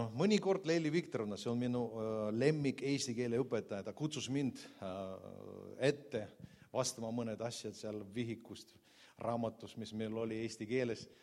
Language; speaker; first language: Estonian; non-native, local second language; Russian